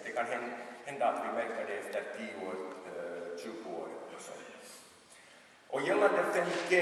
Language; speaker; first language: Swedish; non-native, local second language; Finnish